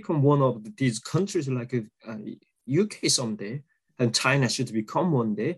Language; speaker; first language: English; non-native, fluent; Korean